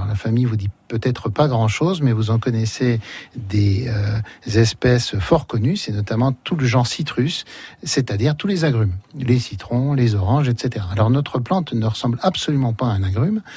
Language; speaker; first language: French; native; French